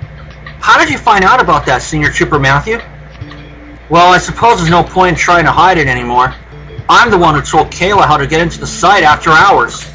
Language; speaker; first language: English; native; English